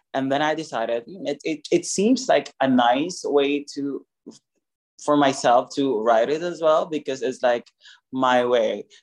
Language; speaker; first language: English; non-native, local second language; Filipino